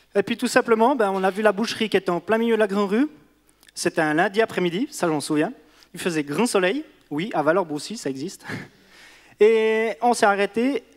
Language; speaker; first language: French; native; French